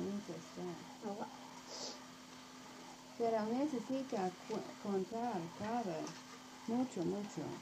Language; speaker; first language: Spanish; non-native, learner; English